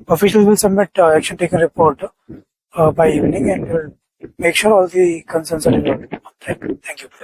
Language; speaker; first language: English; non-native, local second language; Hindi